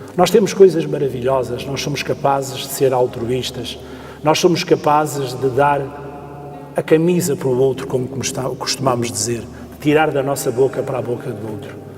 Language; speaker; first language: Portuguese; native; Portuguese